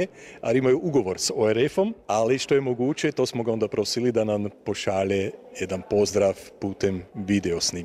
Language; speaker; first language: Croatian; native; Croatian